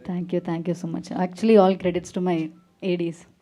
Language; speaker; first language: Telugu; non-native, learner; Malayalam